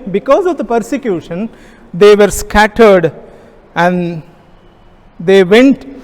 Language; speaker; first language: English; non-native, local second language; Kannada